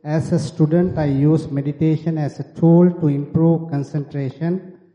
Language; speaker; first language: English; non-native, local second language; Sinhala